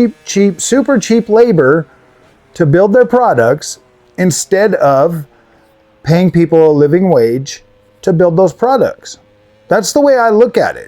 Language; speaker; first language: English; native; English